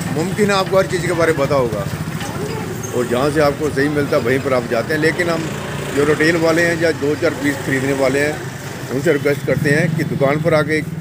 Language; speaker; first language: Hindi; non-native, local second language; Punjabi